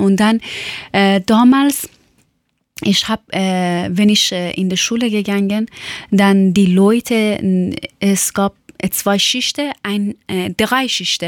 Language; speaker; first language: German; non-native, learner; Persian